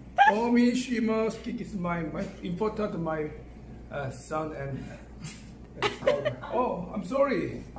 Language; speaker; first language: English; non-native, learner; Korean